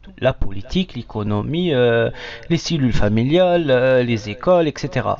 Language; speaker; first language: French; non-native, local second language; Arabic